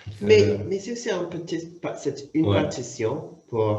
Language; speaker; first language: French; non-native, fluent; English